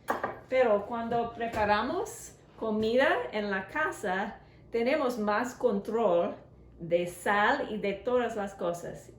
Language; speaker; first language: Spanish; non-native, learner; English